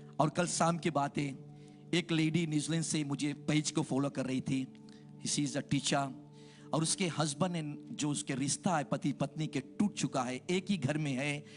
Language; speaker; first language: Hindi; native; Hindi